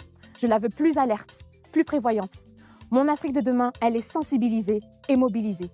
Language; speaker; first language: French; non-native, local second language; Malagasy